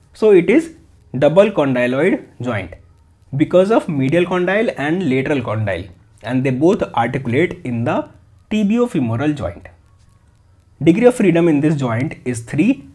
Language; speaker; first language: Hindi; native; Hindi